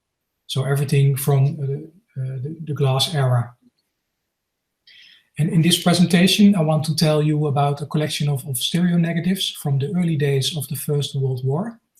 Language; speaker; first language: English; non-native, fluent; Dutch